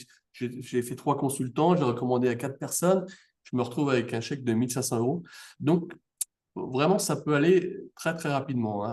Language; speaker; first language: French; native; French